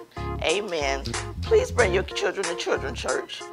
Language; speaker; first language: English; native; English